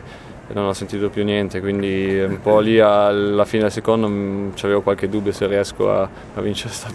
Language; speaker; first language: Italian; non-native, local second language; German